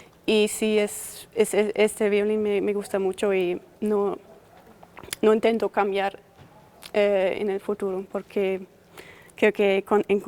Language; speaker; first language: Spanish; non-native, fluent; German